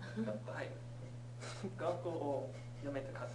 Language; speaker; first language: Japanese; non-native, learner; English